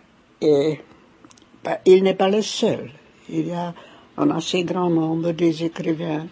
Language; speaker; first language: French; non-native, fluent; German